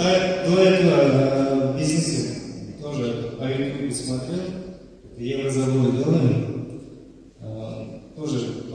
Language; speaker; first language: Russian; non-native, fluent; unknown